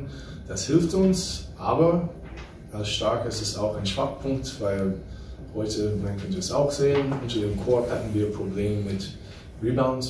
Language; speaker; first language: German; non-native, fluent; English